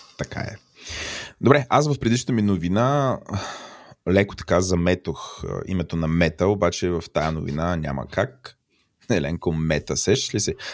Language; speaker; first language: Bulgarian; native; Bulgarian